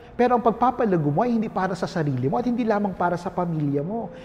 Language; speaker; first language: Filipino; native; Filipino